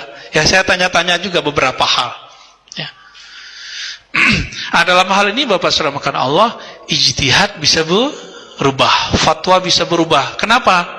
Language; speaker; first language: Indonesian; native; Indonesian